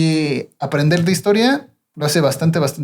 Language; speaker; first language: Spanish; native; Spanish